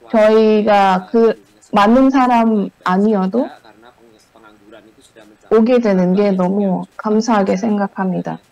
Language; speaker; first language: Korean; non-native, learner; Indonesian